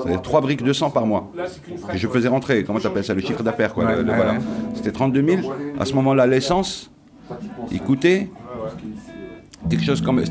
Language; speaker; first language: French; non-native, local second language; Arabic